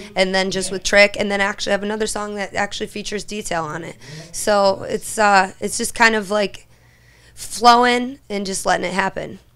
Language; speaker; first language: English; native; English